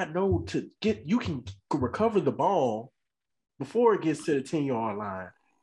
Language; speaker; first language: English; native; English